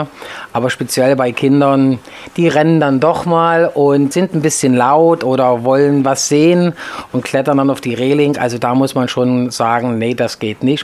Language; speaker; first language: German; native; German